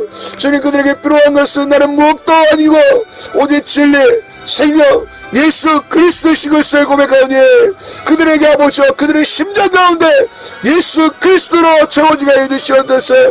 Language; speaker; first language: Korean; native; Korean